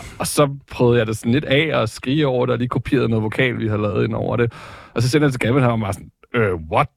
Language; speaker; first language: Danish; native; Danish